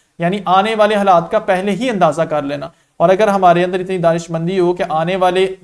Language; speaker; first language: Urdu; non-native, local second language; Punjabi